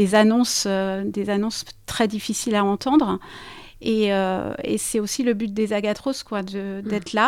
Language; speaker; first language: French; native; French